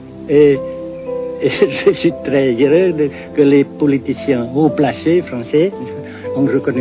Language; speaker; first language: French; non-native, fluent; Vietnamese